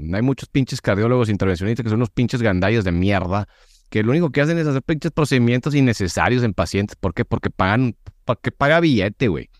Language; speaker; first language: Spanish; native; Spanish